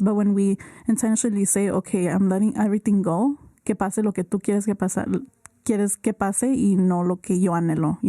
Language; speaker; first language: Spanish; early bilingual, heritage; Spanish